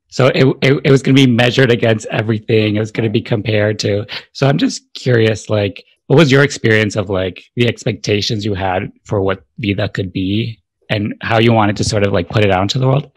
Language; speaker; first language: English; native; English